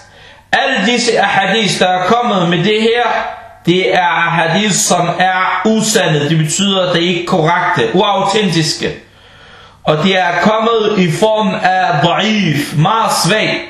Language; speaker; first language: Danish; early bilingual, other home language; Arabic